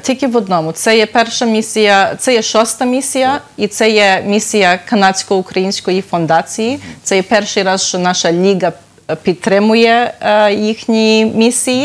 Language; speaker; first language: Ukrainian; early bilingual, heritage; Ukrainian